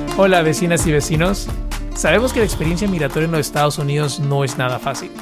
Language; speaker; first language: Spanish; native; Spanish